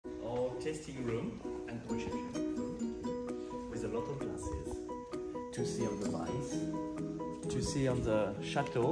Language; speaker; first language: English; non-native, fluent; French